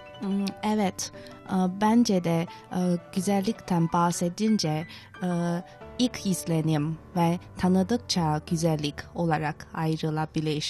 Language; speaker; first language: Turkish; non-native, fluent; Chinese